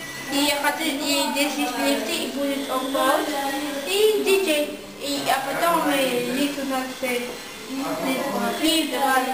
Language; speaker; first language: Russian; early bilingual, heritage; Russian